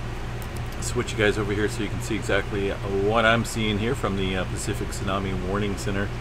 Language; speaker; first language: English; native; English